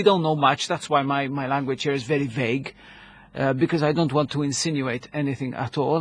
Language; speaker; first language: English; non-native, local second language; Maltese